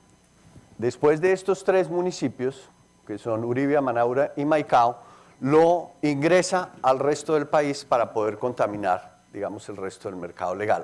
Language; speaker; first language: Spanish; native; Spanish